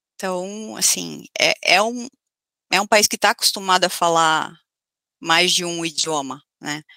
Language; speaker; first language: Portuguese; native; Portuguese